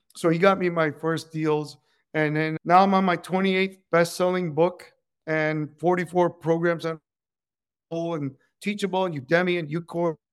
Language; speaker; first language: English; non-native, fluent; Spanish